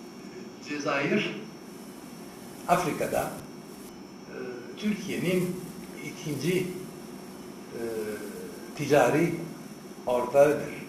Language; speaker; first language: Turkish; non-native, fluent; Arabic